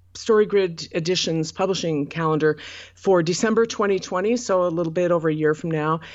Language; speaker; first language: English; native; English